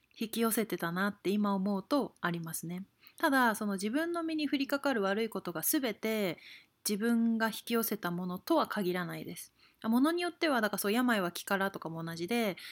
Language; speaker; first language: Japanese; native; Japanese